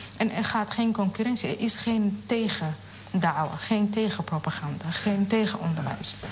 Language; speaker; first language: Dutch; non-native, fluent; Somali